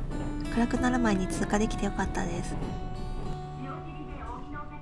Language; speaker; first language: Japanese; native; Japanese